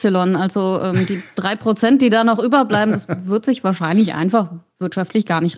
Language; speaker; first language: German; native; German